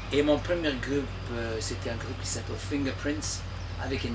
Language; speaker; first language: French; non-native, fluent; English